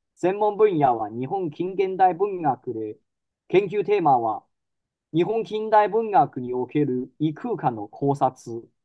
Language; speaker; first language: Japanese; non-native, fluent; Chinese